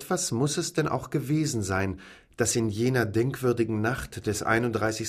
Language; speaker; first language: German; native; German